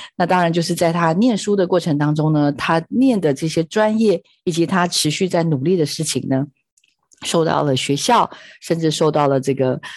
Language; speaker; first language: Chinese; native; Chinese